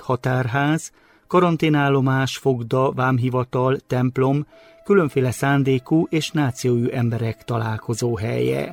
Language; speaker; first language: Hungarian; native; Hungarian